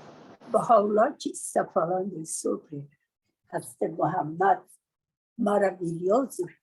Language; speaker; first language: Portuguese; non-native, learner; Persian